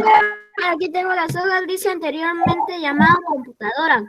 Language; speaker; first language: Spanish; native; Spanish